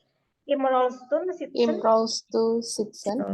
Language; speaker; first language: German; non-native, learner; Indonesian